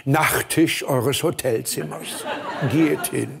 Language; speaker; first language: German; native; German